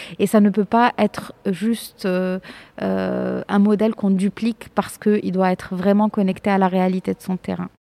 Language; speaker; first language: French; non-native, local second language; Arabic